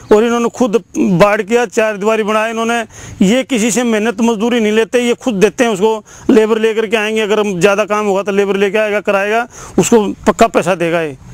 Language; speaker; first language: Hindi; native; Hindi